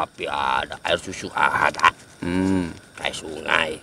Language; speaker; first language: Indonesian; native; Indonesian